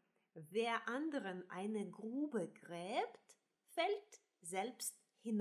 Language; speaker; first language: German; non-native, fluent; Russian